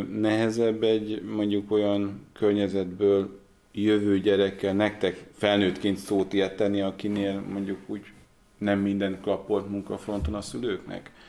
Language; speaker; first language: Hungarian; native; Hungarian